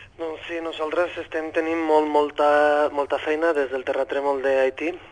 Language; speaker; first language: Catalan; non-native, local second language; Spanish